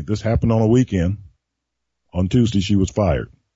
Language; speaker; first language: English; native; English